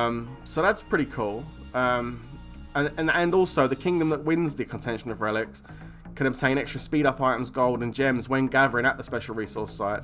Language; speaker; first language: English; native; English